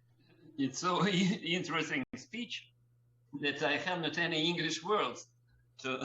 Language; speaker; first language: English; non-native, learner; Russian